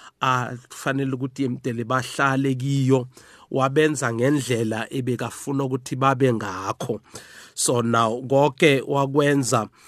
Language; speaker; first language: Zulu; non-native, local second language; South Ndebele